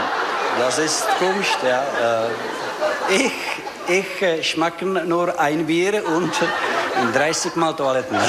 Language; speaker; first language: German; non-native, learner; Czech